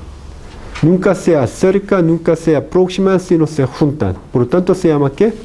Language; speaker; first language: Spanish; non-native, fluent; Korean